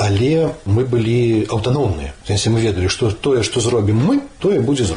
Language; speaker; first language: Belarusian; native; Belarusian